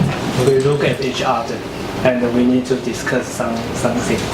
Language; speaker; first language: English; non-native, learner; Chinese